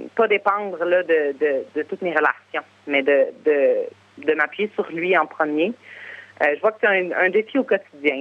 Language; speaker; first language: French; native; French